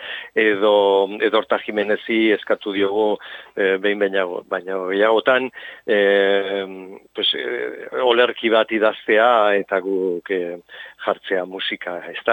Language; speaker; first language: Basque; non-native, local second language; Spanish